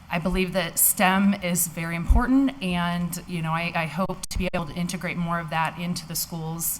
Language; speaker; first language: English; native; English